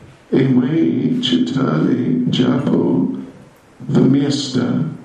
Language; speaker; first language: Russian; non-native, learner; English